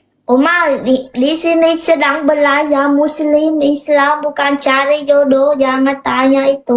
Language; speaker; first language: Indonesian; non-native, learner; Vietnamese